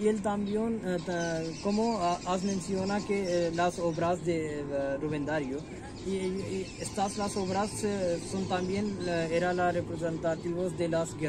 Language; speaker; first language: Spanish; non-native, learner; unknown